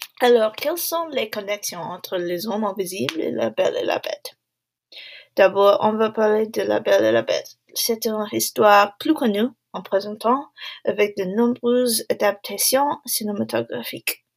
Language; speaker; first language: French; non-native, learner; English